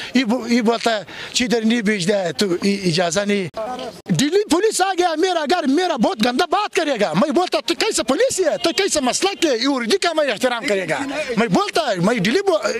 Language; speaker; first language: Hindi; non-native, learner; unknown